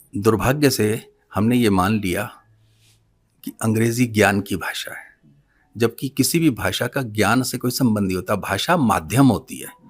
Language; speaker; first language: Hindi; non-native, local second language; Punjabi